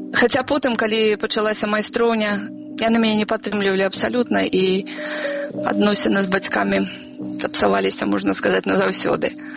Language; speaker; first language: Belarusian; non-native, local second language; Russian